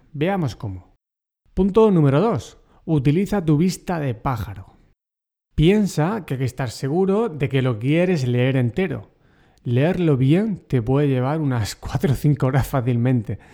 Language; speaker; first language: Spanish; native; Spanish